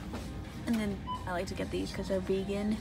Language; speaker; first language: English; native; English